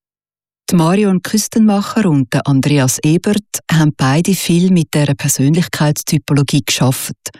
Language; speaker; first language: German; native; German